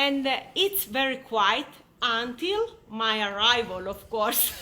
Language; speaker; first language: English; non-native, fluent; Italian